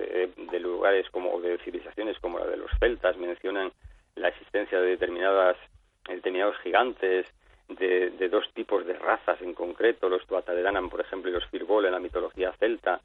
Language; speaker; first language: Spanish; native; Spanish